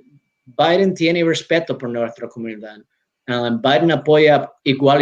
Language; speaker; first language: Spanish; non-native, learner; English